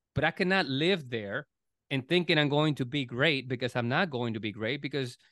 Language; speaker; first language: English; non-native, fluent; Spanish